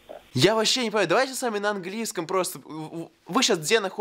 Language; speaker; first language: Russian; native; Russian